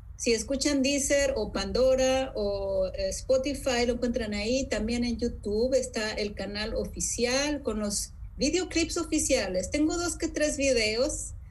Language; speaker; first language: Spanish; native; Spanish